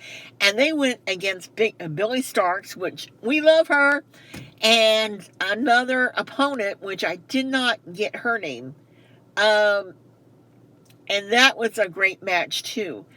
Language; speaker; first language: English; native; English